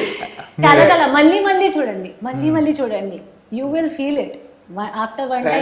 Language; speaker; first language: Telugu; non-native, learner; Hindi